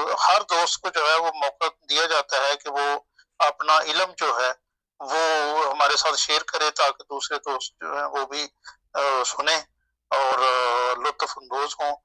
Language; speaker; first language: Urdu; non-native, local second language; Punjabi